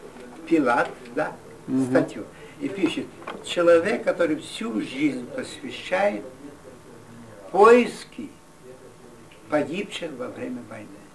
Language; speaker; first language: Russian; non-native, fluent; Yiddish